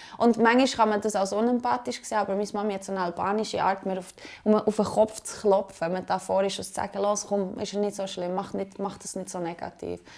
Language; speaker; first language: German; early bilingual, other home language; Albanian